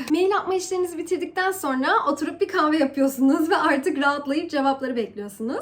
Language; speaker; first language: Turkish; early bilingual, heritage; Turkish